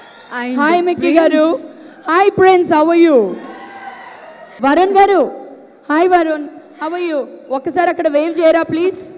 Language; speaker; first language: Telugu; native; Telugu